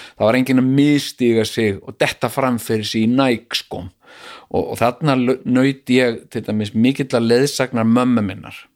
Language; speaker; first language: Icelandic; native; Icelandic